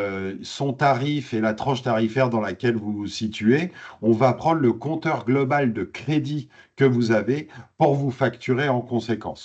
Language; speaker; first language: French; native; French